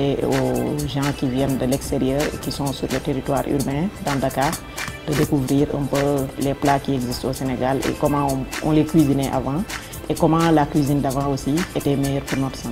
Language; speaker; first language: French; non-native, local second language; Wolof